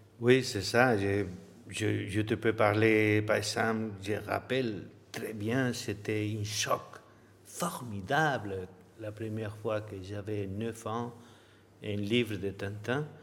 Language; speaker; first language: French; non-native, learner; Spanish